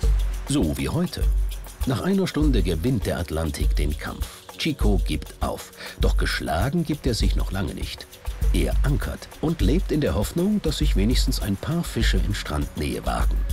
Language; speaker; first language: German; native; German